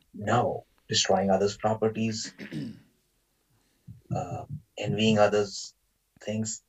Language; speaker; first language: English; non-native, local second language; Marathi